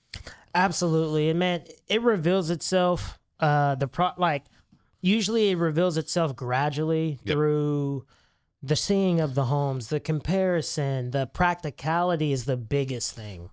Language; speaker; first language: English; native; English